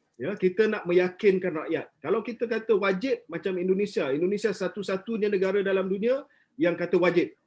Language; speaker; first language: Malay; native; Malay